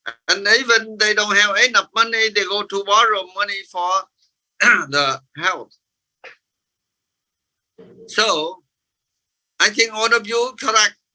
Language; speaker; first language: English; non-native, fluent; Vietnamese